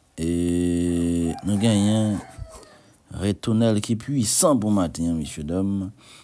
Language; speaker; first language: Haitian Creole; native; Haitian Creole